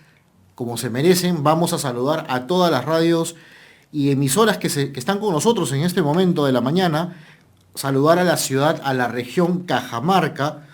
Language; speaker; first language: Spanish; native; Spanish